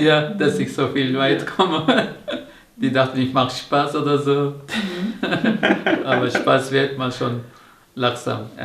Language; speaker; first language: German; non-native, learner; Turkish